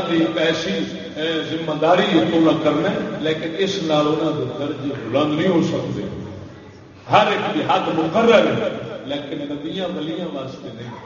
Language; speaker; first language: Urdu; non-native, local second language; Punjabi